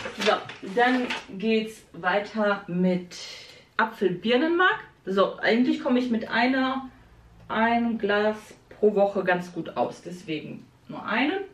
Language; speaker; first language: German; early bilingual, other home language; Polish